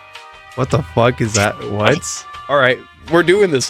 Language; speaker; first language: English; native; English